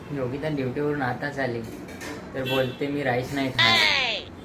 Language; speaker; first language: Marathi; non-native, local second language; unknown